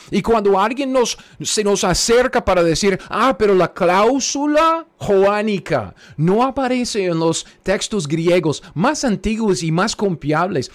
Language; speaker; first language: Spanish; non-native, fluent; English